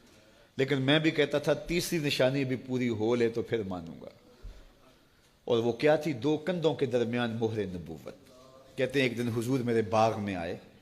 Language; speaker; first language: Urdu; native; Urdu